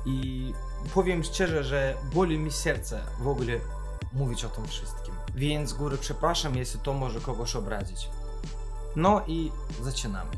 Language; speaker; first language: Polish; non-native, fluent; Azerbaijani